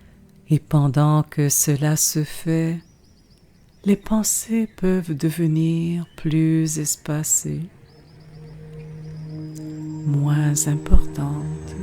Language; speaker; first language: French; native; French